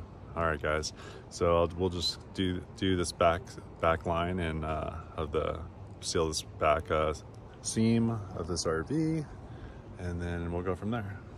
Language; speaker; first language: English; native; English